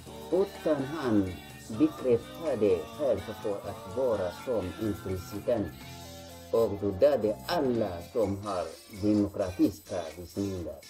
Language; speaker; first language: Swedish; non-native, learner; Tigrinya